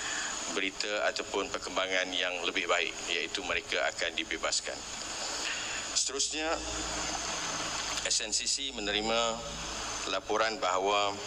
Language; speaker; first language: Malay; native; Malay